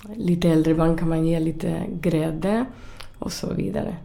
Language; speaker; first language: Swedish; non-native, fluent; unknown